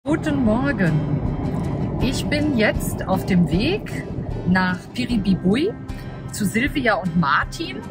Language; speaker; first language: German; native; German